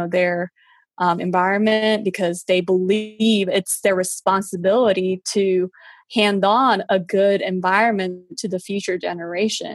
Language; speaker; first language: English; early bilingual, other home language; Korean